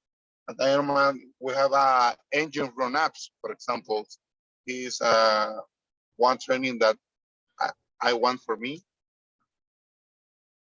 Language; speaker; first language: English; non-native, learner; Spanish